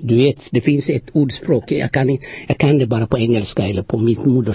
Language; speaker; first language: Swedish; non-native, fluent; Amharic